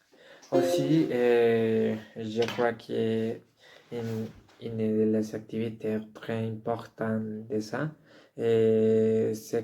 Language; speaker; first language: French; non-native, learner; Spanish